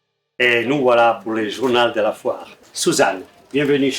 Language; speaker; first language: French; native; French